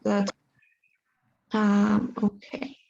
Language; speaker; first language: English; non-native, fluent; Spanish